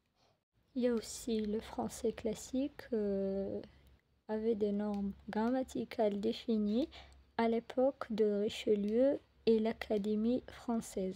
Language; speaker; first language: French; non-native, local second language; Arabic